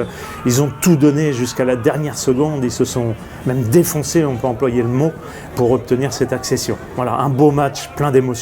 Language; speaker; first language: French; native; French